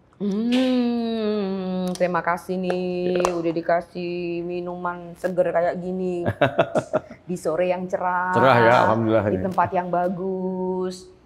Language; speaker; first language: Indonesian; native; Indonesian